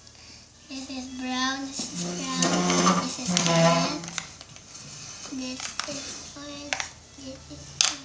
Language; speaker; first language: English; non-native, learner; Indonesian